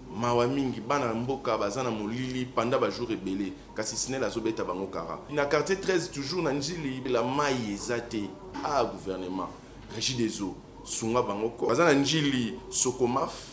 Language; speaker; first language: Lingala; native; Lingala